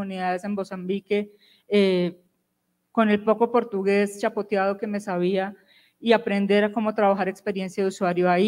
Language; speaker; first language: Spanish; native; Spanish